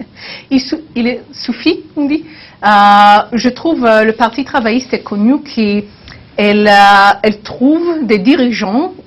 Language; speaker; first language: French; non-native, learner; Hebrew